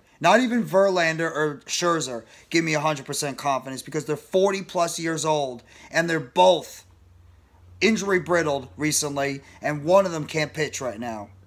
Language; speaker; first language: English; native; English